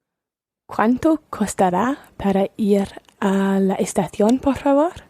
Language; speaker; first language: Spanish; non-native, learner; English